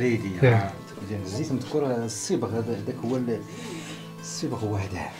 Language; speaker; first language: Arabic; native; Arabic